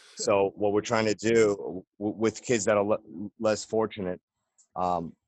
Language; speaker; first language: English; native; English